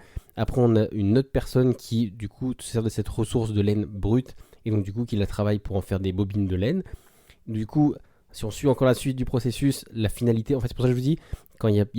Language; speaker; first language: French; native; French